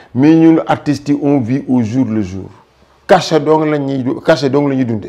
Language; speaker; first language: French; non-native, local second language; Wolof